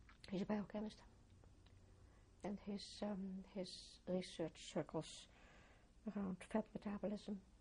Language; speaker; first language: English; non-native, fluent; Dutch